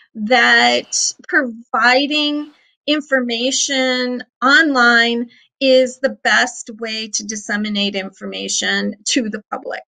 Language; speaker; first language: English; native; English